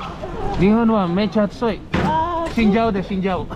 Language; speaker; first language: Japanese; non-native, learner; Filipino